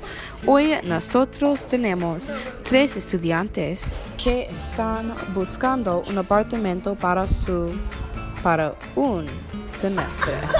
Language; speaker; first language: Spanish; non-native, learner; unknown